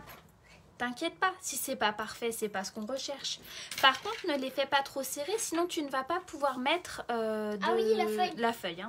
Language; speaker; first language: French; native; French